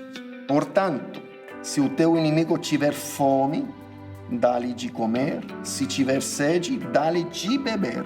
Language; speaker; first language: Portuguese; non-native, fluent; English